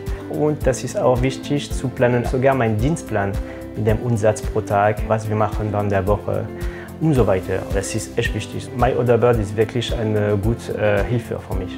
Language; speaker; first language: German; non-native, fluent; French